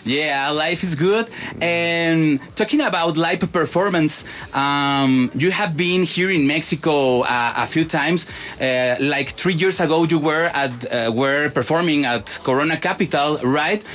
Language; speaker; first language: English; non-native, fluent; Spanish